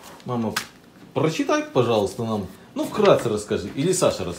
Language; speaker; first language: Russian; native; Russian